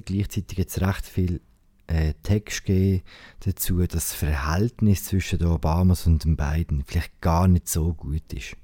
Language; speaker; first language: German; native; German